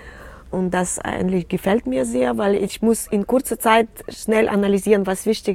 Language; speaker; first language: German; non-native, learner; Russian